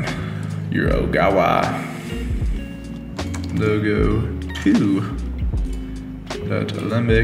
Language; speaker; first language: English; native; English